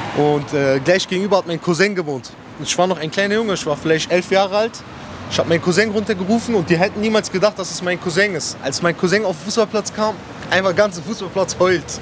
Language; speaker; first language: German; native; German